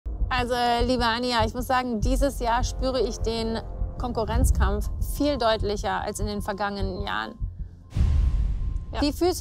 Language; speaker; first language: German; native; German